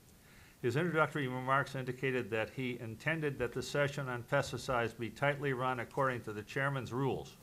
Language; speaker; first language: English; native; English